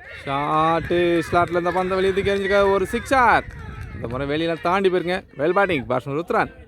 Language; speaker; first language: Tamil; native; Tamil